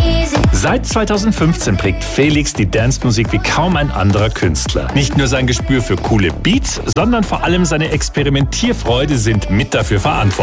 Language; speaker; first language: German; native; German